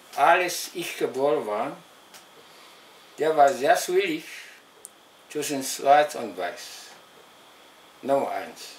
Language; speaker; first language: German; non-native, local second language; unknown